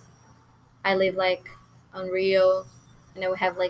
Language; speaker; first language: English; non-native, learner; Portuguese